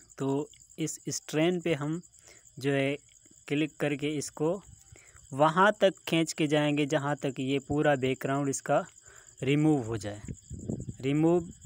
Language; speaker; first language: Urdu; non-native, local second language; Sindhi